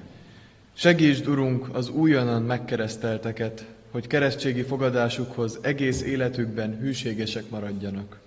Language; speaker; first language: Hungarian; native; Hungarian